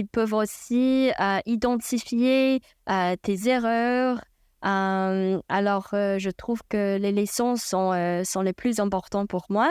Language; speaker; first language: French; non-native, fluent; Chinese